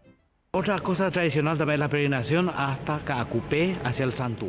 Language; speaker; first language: Spanish; native; Spanish